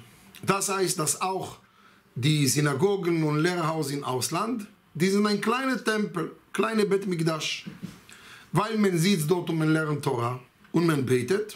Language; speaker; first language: German; non-native, fluent; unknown